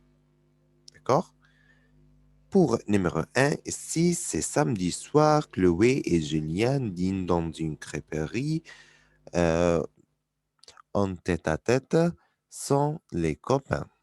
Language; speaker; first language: French; non-native, fluent; Arabic